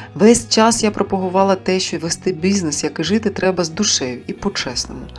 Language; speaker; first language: Ukrainian; non-native, local second language; Russian